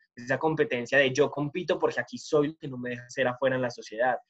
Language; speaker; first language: Spanish; native; Spanish